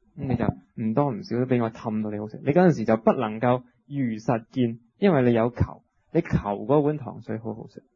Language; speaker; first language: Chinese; non-native, local second language; Cantonese